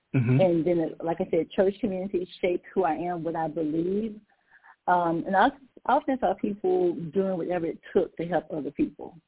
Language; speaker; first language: English; native; English